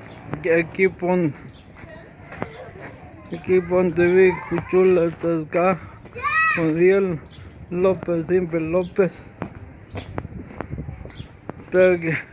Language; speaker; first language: Spanish; non-native, local second language; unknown